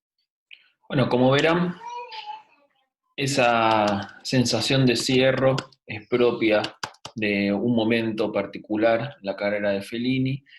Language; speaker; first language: Spanish; native; Spanish